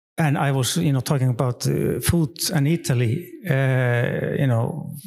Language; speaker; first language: English; non-native, fluent; Icelandic